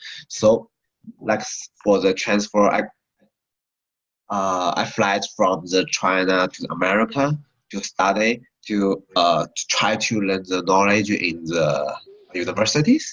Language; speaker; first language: English; non-native, learner; Chinese